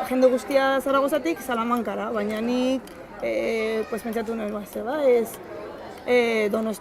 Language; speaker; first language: Basque; non-native, learner; Spanish